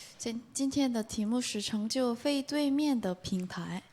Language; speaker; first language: Chinese; non-native, fluent; Korean